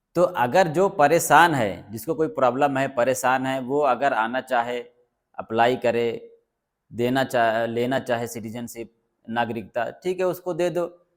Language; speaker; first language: Hindi; native; Hindi